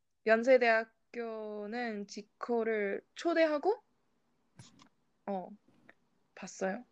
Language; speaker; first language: Korean; non-native, fluent; English